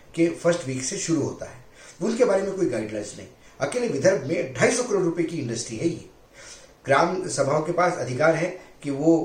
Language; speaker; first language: Hindi; non-native, local second language; Marathi